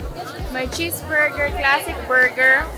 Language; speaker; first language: English; non-native, local second language; Filipino